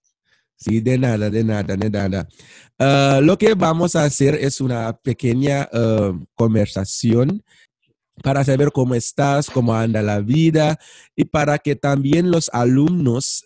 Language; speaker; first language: Spanish; non-native, fluent; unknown